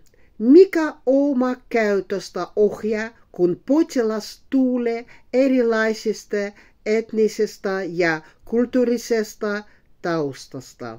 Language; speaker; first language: Finnish; non-native, fluent; Russian